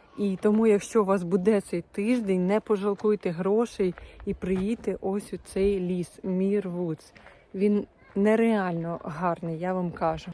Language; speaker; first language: Ukrainian; non-native, local second language; Russian